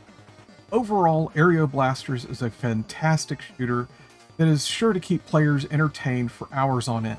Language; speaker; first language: English; native; English